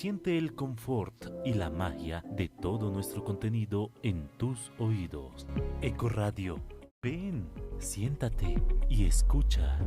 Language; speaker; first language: Spanish; native; Spanish